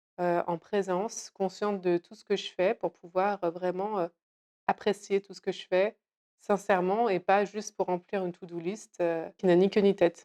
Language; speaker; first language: French; native; French